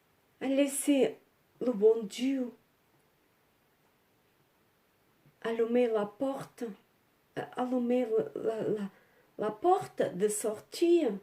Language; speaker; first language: French; non-native, learner; Portuguese